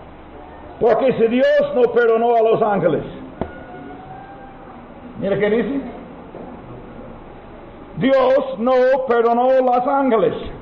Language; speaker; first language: Spanish; non-native, learner; English